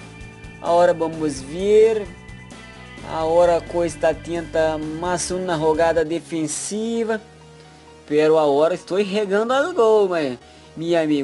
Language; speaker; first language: Portuguese; non-native, learner; Spanish